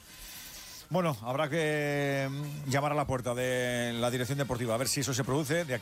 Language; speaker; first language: Spanish; native; Spanish